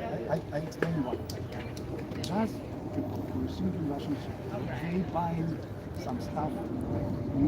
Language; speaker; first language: English; non-native, learner; Ukrainian